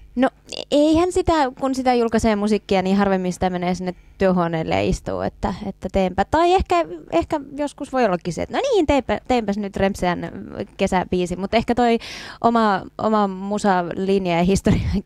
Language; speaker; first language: Finnish; native; Finnish